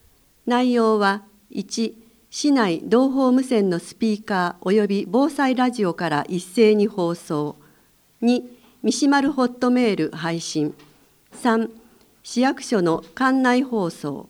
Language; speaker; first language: Japanese; native; Japanese